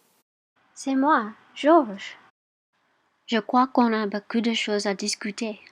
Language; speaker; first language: French; non-native, learner; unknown